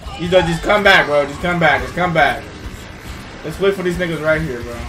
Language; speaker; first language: English; early bilingual, other home language; Spanish